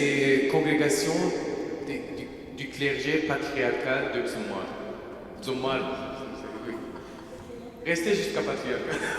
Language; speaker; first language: French; non-native, fluent; Armenian